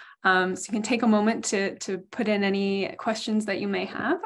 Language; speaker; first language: English; native; English